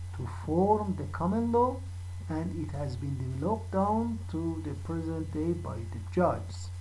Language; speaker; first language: English; non-native, fluent; Persian